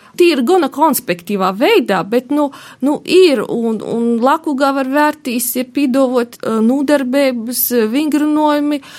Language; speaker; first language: Latvian; native; Latvian